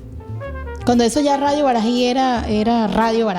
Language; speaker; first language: Spanish; native; Spanish